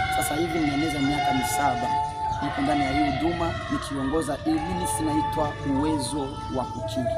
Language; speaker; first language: Swahili; non-native, local second language; Rundi